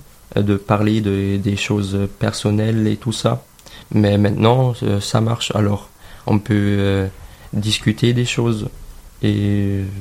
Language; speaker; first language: French; non-native, learner; German